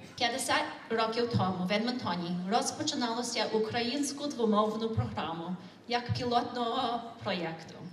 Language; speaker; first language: Ukrainian; early bilingual, other home language; English